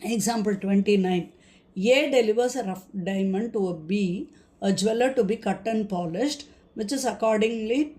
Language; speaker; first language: English; non-native, local second language; Tamil